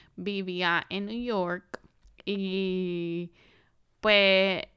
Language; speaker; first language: Spanish; early bilingual, other home language; English